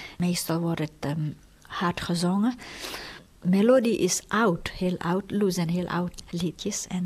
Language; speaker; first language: Dutch; non-native, fluent; Tibetan